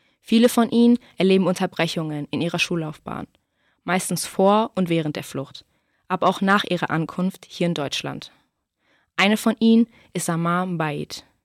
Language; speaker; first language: German; native; German